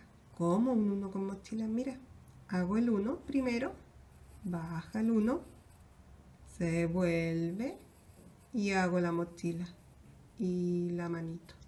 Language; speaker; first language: Spanish; native; Spanish